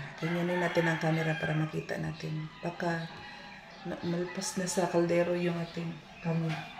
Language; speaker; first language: Filipino; non-native, local second language; Cebuano